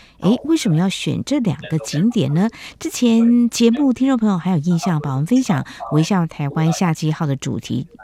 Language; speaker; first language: Chinese; native; Chinese